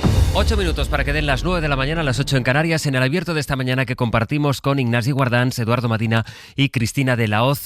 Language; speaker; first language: Spanish; native; Spanish